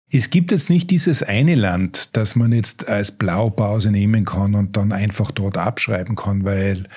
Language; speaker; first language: German; native; German